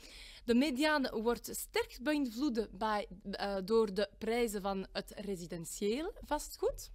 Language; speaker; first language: Dutch; non-native, local second language; French